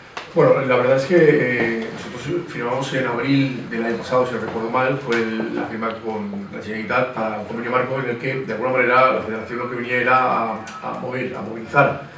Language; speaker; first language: Spanish; native; Spanish